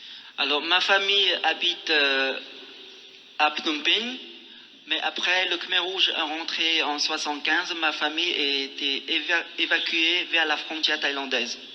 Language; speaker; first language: French; non-native, fluent; Khmer